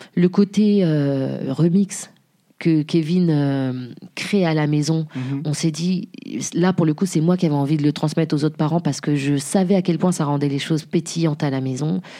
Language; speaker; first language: French; early bilingual, other home language; Haitian Creole